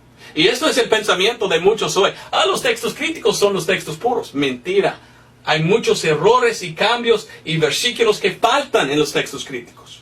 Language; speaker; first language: Spanish; non-native, fluent; English